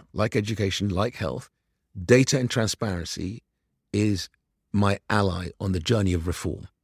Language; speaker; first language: English; early bilingual, other home language; Arabic